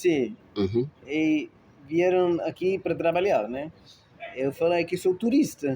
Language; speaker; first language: Portuguese; non-native, fluent; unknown